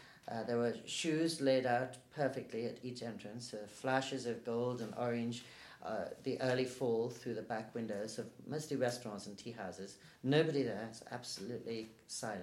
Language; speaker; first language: English; native; English